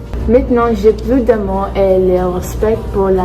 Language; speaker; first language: French; non-native, learner; English